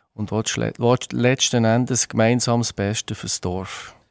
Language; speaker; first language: German; native; German